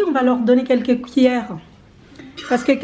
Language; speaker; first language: French; native; French